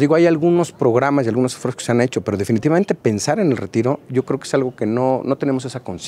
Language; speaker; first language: Spanish; native; Spanish